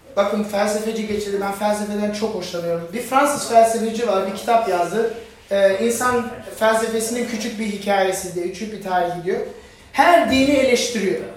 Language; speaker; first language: Turkish; non-native, fluent; German